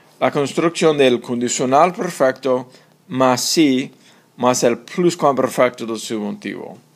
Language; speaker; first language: Spanish; non-native, fluent; English